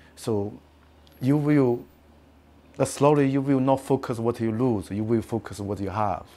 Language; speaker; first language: English; non-native, learner; Chinese